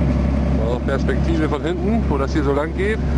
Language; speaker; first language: German; native; German